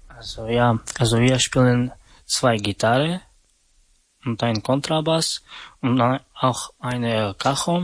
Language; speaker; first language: German; non-native, learner; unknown